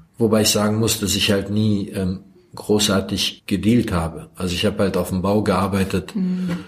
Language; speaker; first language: German; early bilingual, other home language; Croatian